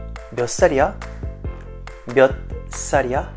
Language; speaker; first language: Korean; non-native, fluent; French